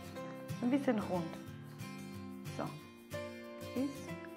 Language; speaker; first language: German; non-native, learner; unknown